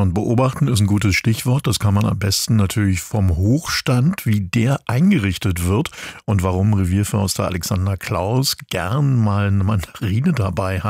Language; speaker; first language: German; native; German